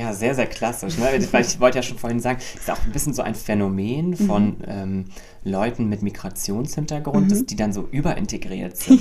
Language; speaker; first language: German; native; German